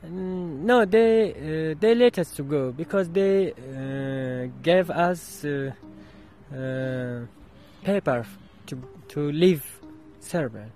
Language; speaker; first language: English; non-native, learner; Arabic